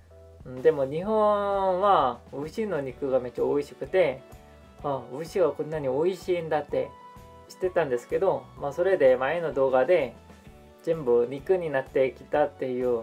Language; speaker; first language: Japanese; non-native, fluent; Korean